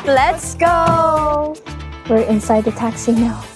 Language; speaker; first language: English; non-native, fluent; Chinese